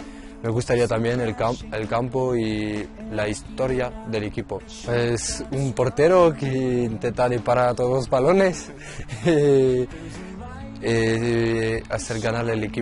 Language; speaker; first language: Spanish; non-native, learner; French